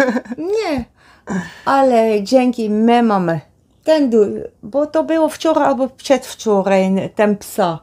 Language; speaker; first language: Polish; non-native, learner; Dutch